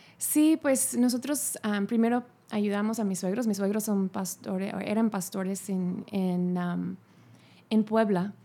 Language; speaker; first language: Spanish; non-native, fluent; English